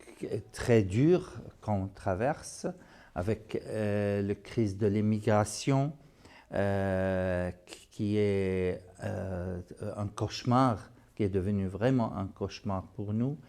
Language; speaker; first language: French; non-native, fluent; Arabic